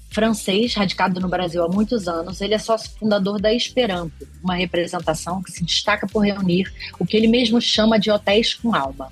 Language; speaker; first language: Portuguese; native; Portuguese